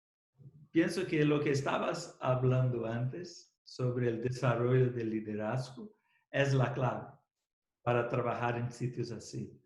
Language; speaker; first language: Spanish; non-native, fluent; Portuguese